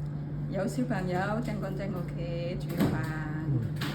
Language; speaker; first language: Cantonese; non-native, learner; Indonesian